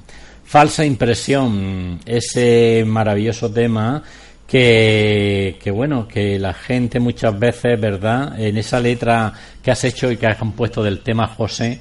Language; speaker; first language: Spanish; native; Spanish